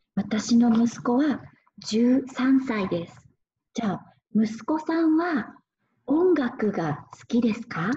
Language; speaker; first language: Japanese; native; Japanese